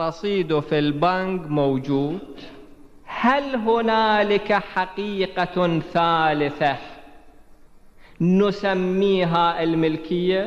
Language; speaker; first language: Arabic; native; Arabic